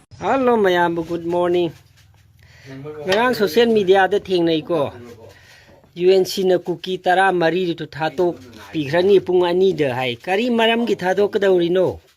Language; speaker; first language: Manipuri; non-native, local second language; Tangkhul Naga (India)